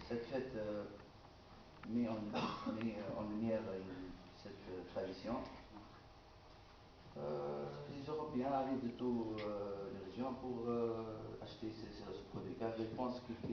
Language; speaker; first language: French; non-native, local second language; Arabic